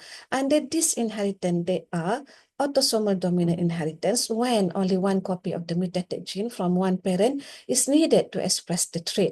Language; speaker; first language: English; non-native, local second language; Malay